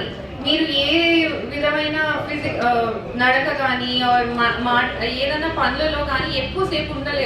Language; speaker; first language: Telugu; native; Telugu